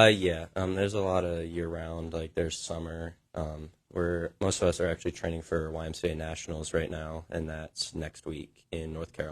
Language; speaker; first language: English; native; English